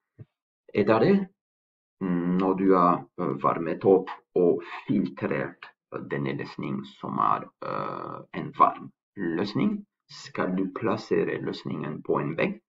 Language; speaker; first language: Norwegian; non-native, fluent; French